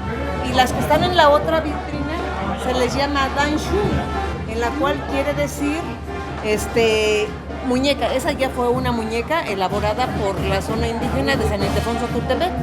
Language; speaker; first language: Spanish; native; Spanish